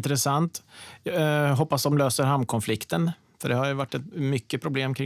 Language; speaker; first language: Swedish; native; Swedish